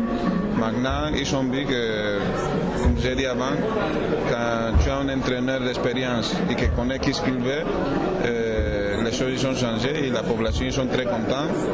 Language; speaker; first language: French; non-native, learner; Spanish